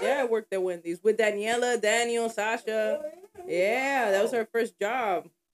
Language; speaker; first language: English; early bilingual, other home language; Spanish